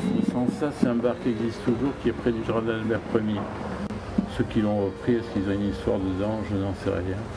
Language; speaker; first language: French; native; French